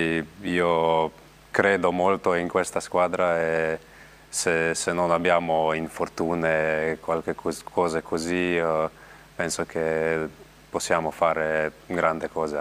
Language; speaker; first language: Italian; non-native, learner; Slovenian